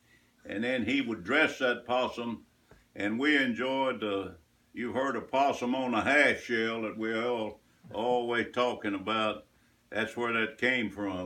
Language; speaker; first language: English; native; English